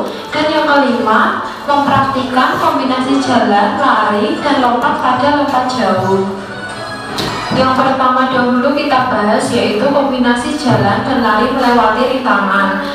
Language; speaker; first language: Indonesian; native; Indonesian